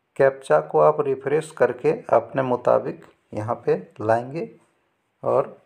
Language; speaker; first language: Hindi; native; Hindi